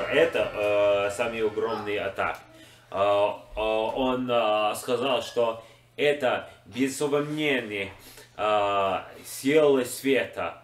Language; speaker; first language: Russian; non-native, learner; English